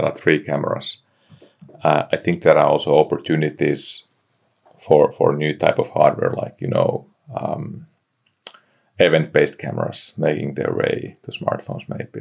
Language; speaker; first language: English; non-native, fluent; Finnish